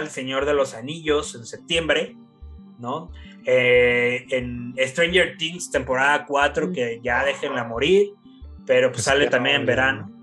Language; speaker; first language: Spanish; native; Spanish